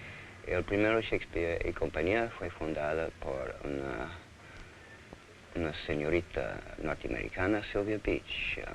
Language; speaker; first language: Spanish; non-native, fluent; English